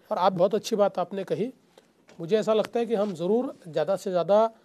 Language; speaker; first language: Hindi; non-native, local second language; Marathi